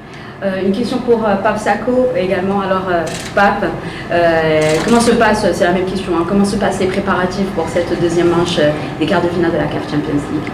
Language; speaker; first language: French; non-native, local second language; Arabic